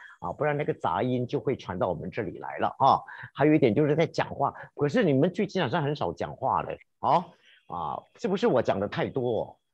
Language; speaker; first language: Chinese; native; Chinese